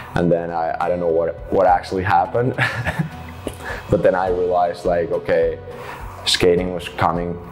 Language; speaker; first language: English; non-native, fluent; Finnish